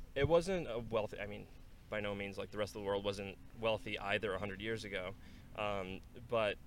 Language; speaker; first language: English; non-native, fluent; Norwegian